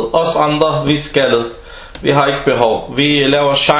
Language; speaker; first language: Danish; non-native, fluent; Arabic